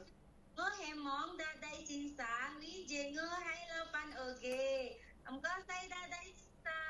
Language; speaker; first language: Cantonese; non-native, learner; Indonesian